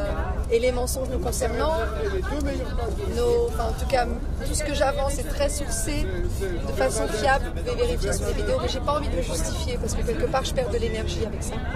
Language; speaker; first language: French; native; French